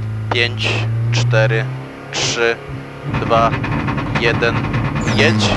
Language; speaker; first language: Polish; native; Polish